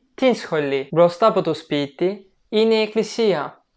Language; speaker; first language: Greek; non-native, learner; Turkish